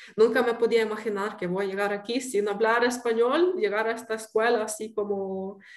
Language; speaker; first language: Spanish; non-native, fluent; Ukrainian